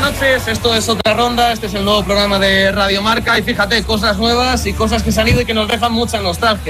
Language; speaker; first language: Spanish; native; Spanish